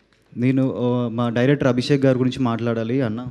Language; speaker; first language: Telugu; native; Telugu